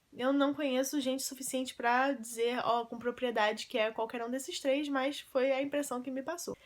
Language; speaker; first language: Portuguese; native; Portuguese